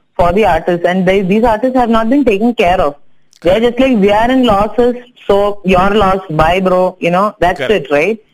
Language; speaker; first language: English; non-native, local second language; Tamil